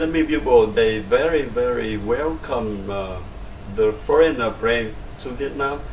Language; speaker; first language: English; non-native, learner; Vietnamese